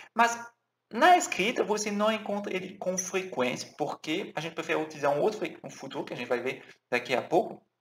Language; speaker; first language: Portuguese; non-native, fluent; French